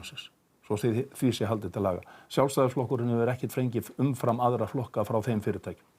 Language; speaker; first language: Icelandic; native; Icelandic